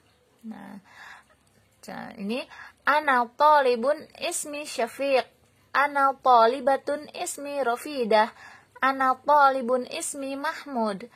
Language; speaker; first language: Arabic; non-native, fluent; Indonesian